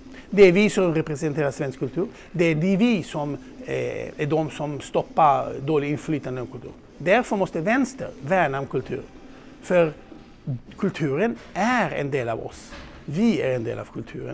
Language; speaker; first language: Swedish; non-native, fluent; Hebrew